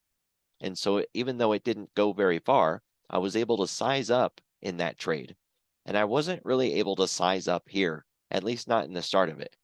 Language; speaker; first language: English; native; English